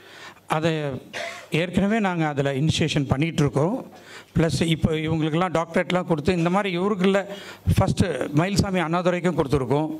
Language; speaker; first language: Tamil; native; Tamil